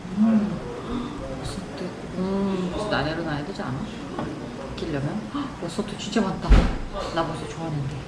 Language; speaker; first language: Korean; non-native, fluent; Russian